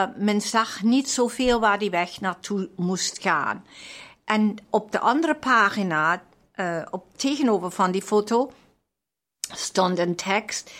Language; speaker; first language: Dutch; non-native, fluent; German